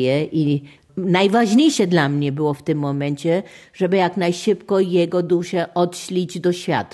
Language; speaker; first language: Polish; non-native, fluent; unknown